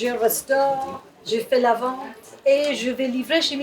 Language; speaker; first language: French; non-native, fluent; English